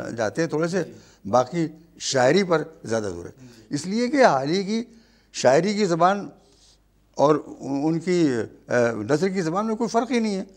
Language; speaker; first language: Urdu; native; Urdu